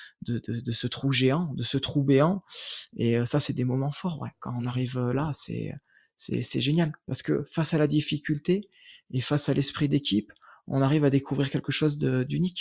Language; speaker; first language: French; native; French